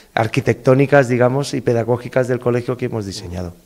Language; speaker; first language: Spanish; native; Spanish